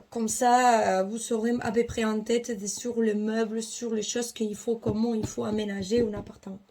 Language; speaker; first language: French; non-native, fluent; Spanish